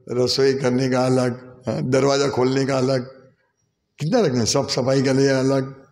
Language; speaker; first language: Hindi; non-native, local second language; Gujarati